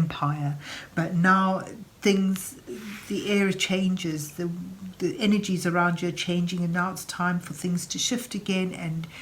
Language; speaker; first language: English; native; English